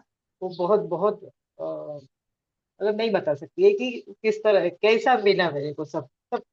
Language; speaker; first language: Hindi; non-native, local second language; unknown